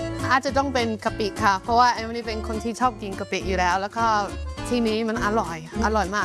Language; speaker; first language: Thai; non-native, fluent; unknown